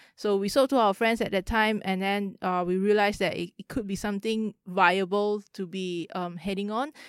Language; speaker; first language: English; non-native, local second language; Chinese